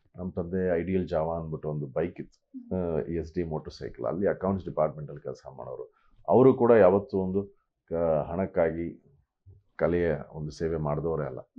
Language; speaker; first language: Kannada; native; Kannada